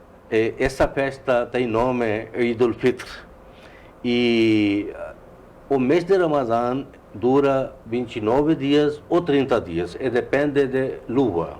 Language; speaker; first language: Portuguese; non-native, fluent; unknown